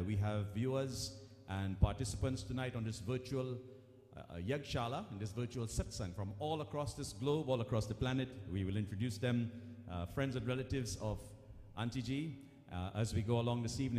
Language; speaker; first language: English; native; English